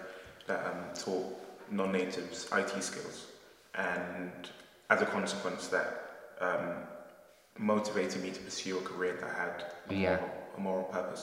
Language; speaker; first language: English; native; English